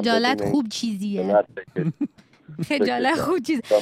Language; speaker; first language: Persian; early bilingual, heritage; Persian